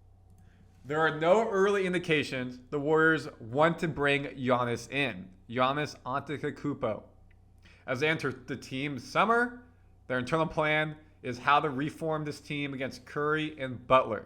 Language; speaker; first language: English; native; English